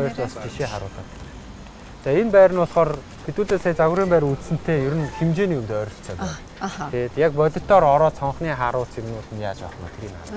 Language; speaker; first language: Mongolian; native; Mongolian